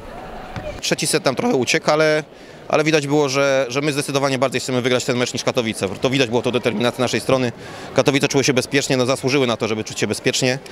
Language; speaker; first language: Polish; native; Polish